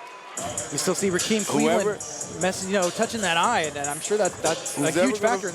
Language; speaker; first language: English; native; English